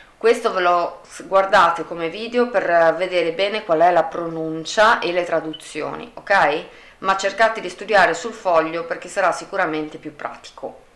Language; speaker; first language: Italian; native; Italian